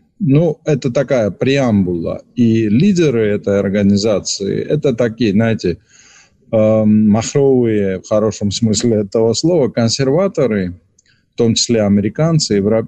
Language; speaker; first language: Russian; non-native, local second language; Georgian